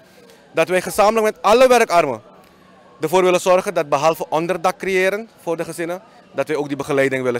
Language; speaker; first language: Dutch; native; Dutch